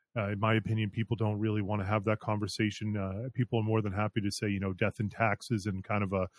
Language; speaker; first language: English; native; English